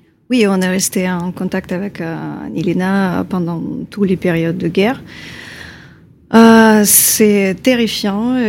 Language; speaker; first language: French; non-native, fluent; Ukrainian